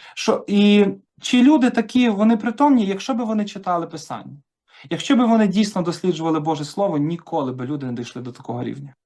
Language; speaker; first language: Ukrainian; native; Ukrainian